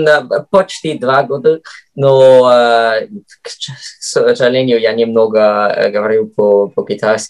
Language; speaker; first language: Russian; non-native, fluent; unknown